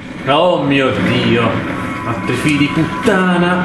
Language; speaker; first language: Italian; native; Italian